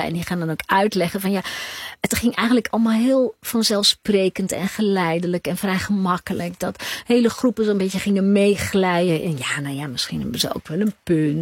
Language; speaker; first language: Dutch; native; Dutch